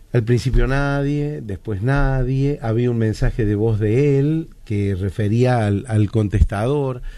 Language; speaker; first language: Spanish; native; Spanish